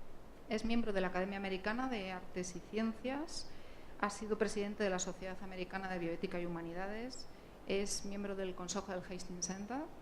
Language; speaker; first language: Spanish; native; Spanish